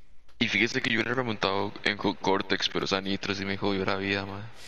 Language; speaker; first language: Spanish; native; Spanish